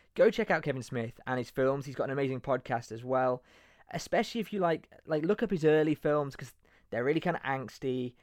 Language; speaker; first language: English; native; English